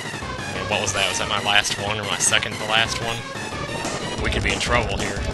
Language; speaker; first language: English; native; English